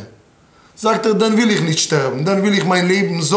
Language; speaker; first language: German; non-native, fluent; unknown